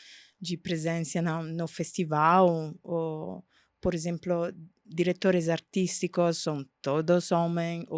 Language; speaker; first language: Portuguese; non-native, fluent; Italian